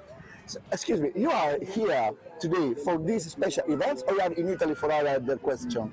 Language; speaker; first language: English; non-native, learner; Italian